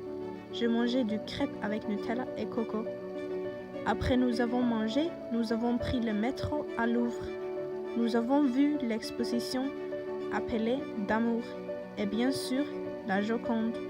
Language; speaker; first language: French; non-native, learner; Norwegian